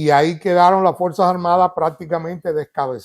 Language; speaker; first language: Spanish; native; Spanish